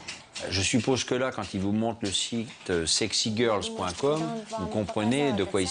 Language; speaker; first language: French; native; French